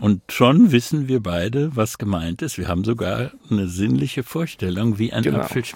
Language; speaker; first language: German; native; German